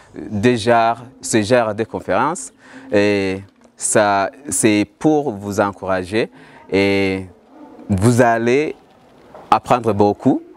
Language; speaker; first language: English; non-native, fluent; Rundi